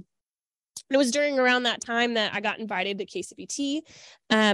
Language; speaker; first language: English; native; English